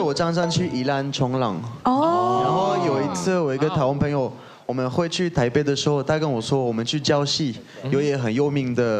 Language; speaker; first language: Chinese; non-native, fluent; French